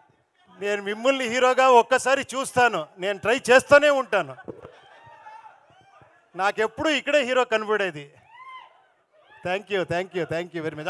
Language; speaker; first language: Telugu; non-native, local second language; Kannada